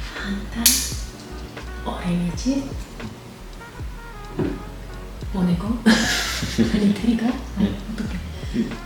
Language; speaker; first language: Korean; non-native, learner; German